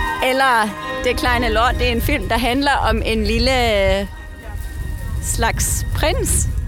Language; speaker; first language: Danish; non-native, fluent; German